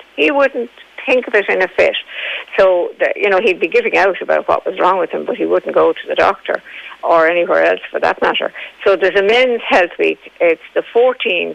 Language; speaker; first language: English; native; English